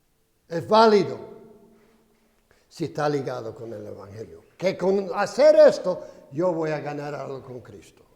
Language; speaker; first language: Spanish; non-native, fluent; English